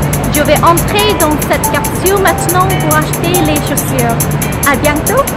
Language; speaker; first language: French; non-native, learner; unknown